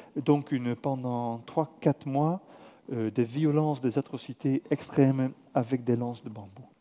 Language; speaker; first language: French; non-native, fluent; Dutch